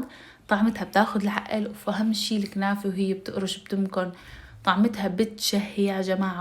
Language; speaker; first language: Arabic; native; Arabic